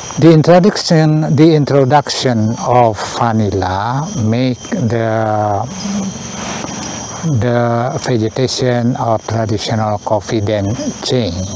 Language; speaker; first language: English; non-native, learner; Indonesian